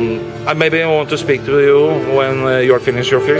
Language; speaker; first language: English; non-native, fluent; Norwegian